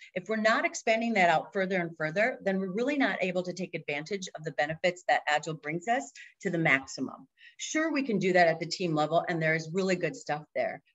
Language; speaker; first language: English; native; English